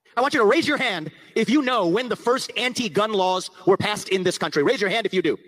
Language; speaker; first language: English; early bilingual, other home language; Hindi